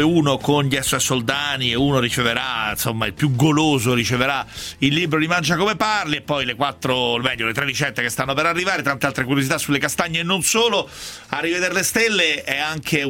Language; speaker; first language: Italian; native; Italian